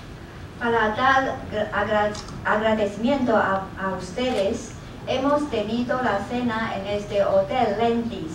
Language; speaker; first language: Spanish; non-native, learner; Chinese